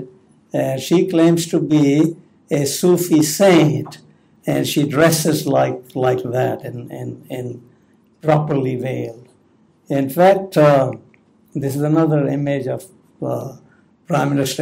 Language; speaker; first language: English; non-native, local second language; Punjabi